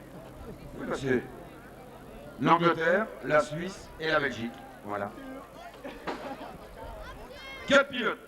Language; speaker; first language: French; native; French